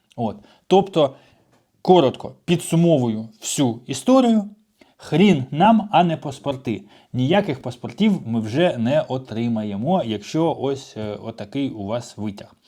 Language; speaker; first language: Ukrainian; non-native, local second language; Russian